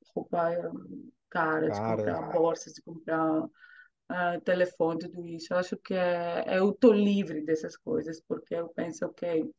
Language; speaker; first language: Portuguese; non-native, fluent; Greek